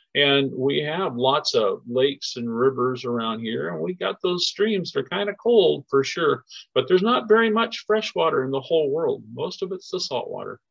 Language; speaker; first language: English; native; English